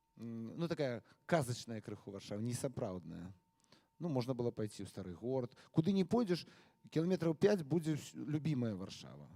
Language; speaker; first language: Belarusian; non-native, local second language; Russian